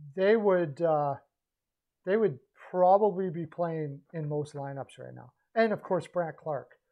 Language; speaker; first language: English; native; English